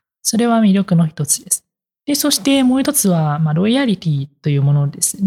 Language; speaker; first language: Japanese; non-native, fluent; Chinese